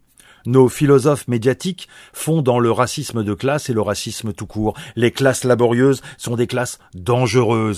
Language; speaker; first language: French; native; French